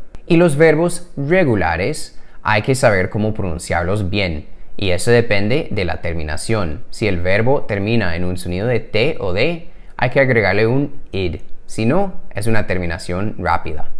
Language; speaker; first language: Spanish; non-native, fluent; English